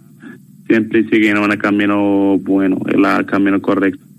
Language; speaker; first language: Spanish; non-native, learner; Arabic